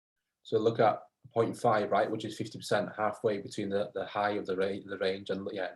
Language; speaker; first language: English; native; English